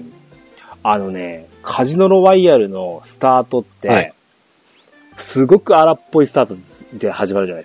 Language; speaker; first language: Japanese; native; Japanese